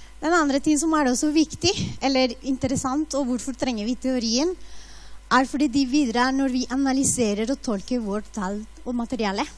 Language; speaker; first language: Norwegian; non-native, fluent; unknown